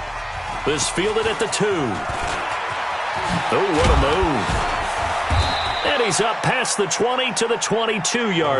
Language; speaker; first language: English; native; English